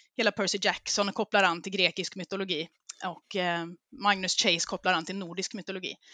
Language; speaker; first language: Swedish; native; Swedish